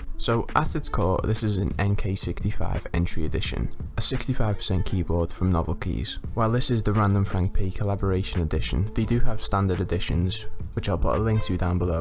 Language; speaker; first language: English; native; English